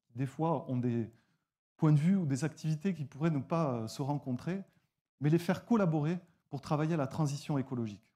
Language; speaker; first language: French; native; French